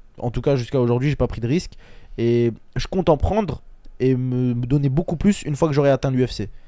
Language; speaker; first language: French; early bilingual, other home language; Chechen